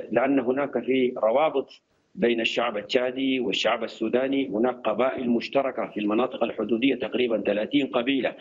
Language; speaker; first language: Arabic; native; Arabic